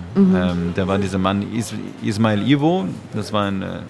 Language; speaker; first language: German; non-native, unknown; French